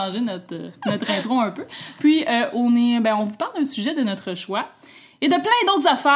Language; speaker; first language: French; native; French